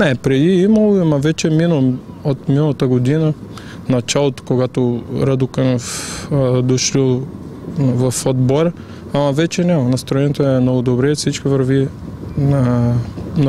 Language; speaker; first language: Bulgarian; non-native, learner; Portuguese